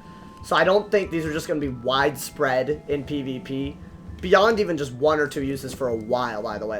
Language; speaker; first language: English; native; English